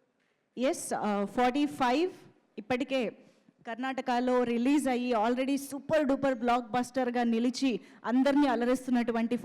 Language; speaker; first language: Telugu; native; Telugu